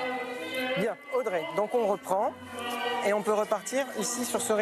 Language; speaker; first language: French; native; French